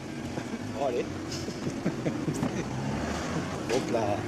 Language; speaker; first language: French; native; French